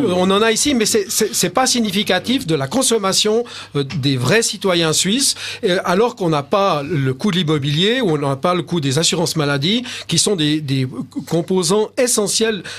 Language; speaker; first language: French; native; French